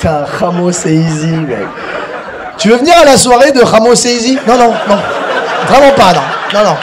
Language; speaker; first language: French; native; French